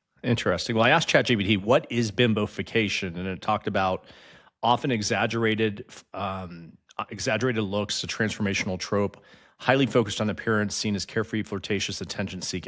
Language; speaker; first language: English; native; English